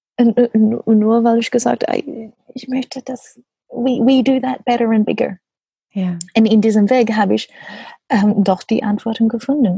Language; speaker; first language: German; non-native, learner; English